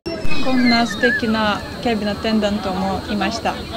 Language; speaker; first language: Japanese; non-native, fluent; Russian